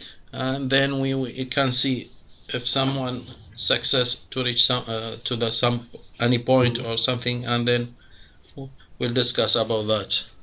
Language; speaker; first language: English; non-native, fluent; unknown